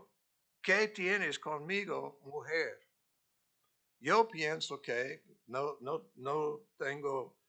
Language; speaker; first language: Spanish; non-native, fluent; English